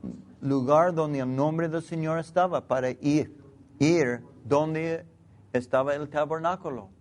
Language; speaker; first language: Spanish; non-native, learner; English